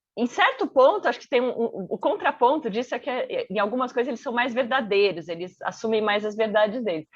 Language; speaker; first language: Portuguese; native; Portuguese